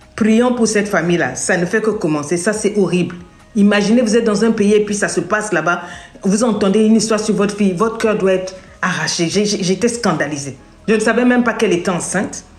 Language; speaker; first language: French; non-native, local second language; Lingala